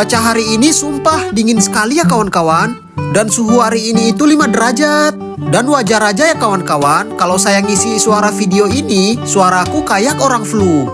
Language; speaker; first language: Indonesian; native; Indonesian